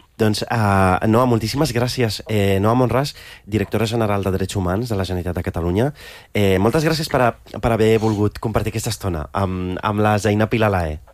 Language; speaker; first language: Catalan; native; Catalan